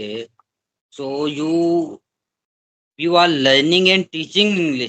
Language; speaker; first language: English; non-native, learner; Hindi